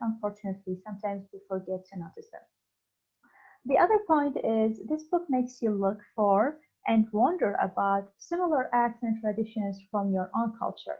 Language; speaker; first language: English; non-native, fluent; Arabic